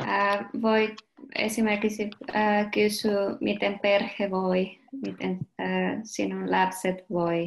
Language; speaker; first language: Finnish; non-native, learner; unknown